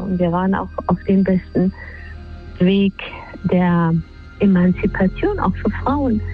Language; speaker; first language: German; non-native, fluent; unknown